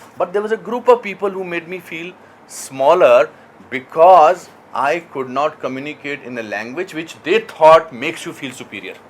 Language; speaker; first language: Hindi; native; Hindi